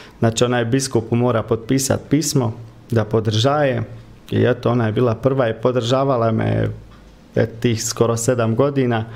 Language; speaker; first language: Croatian; early bilingual, heritage; Croatian